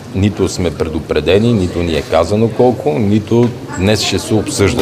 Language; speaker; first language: Bulgarian; native; Bulgarian